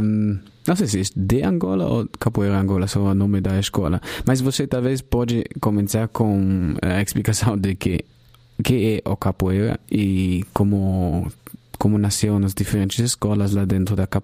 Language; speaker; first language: Portuguese; non-native, fluent; German